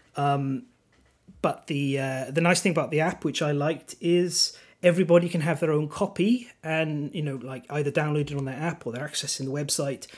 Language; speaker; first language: English; non-native, local second language; Welsh